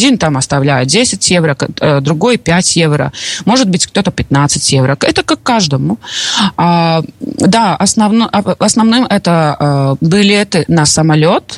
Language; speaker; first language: Russian; non-native, local second language; Latvian